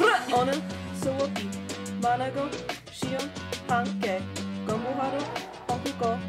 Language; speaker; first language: Korean; non-native, learner; English